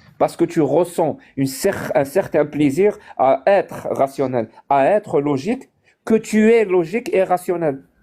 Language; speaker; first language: French; non-native, local second language; Arabic